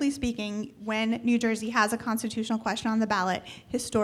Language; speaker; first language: English; native; English